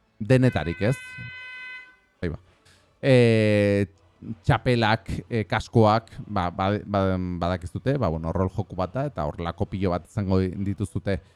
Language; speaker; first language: Basque; non-native, local second language; Spanish